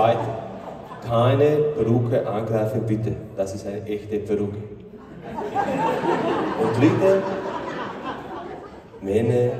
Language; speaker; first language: German; non-native, learner; Italian